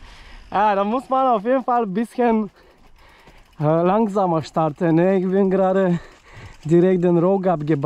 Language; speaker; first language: German; non-native, fluent; Polish